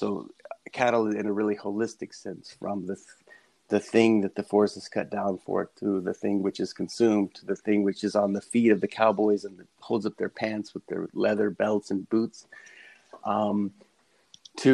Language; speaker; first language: English; native; English